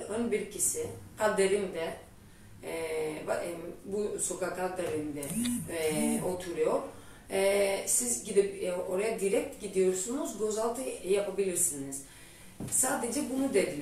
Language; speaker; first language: Turkish; non-native, learner; Greek